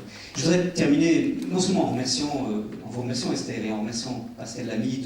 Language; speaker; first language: French; native; French